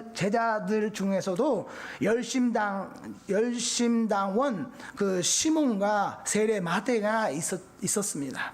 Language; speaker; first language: Korean; non-native, fluent; Japanese